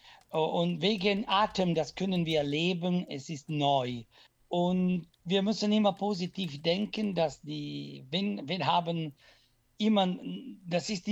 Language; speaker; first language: German; non-native, fluent; Italian